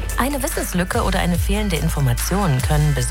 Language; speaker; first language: German; native; German